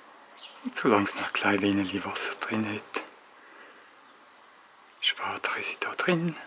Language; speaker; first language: German; native; German